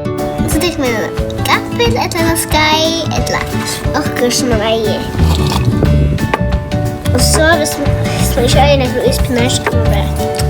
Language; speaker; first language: Norwegian; non-native, learner; Faroese